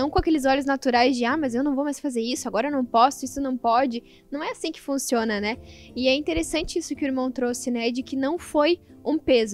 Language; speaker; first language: Portuguese; native; Portuguese